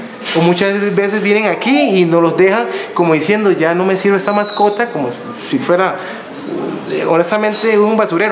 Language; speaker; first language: Spanish; native; Spanish